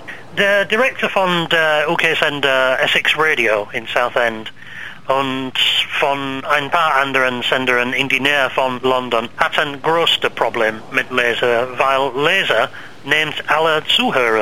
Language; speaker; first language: German; non-native, learner; English